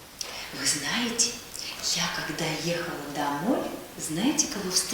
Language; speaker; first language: Russian; native; Russian